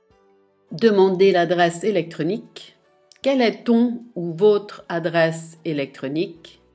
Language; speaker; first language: French; non-native, fluent; Italian